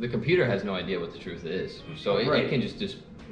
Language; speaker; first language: English; native; English